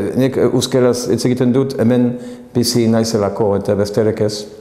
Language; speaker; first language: Basque; non-native, fluent; English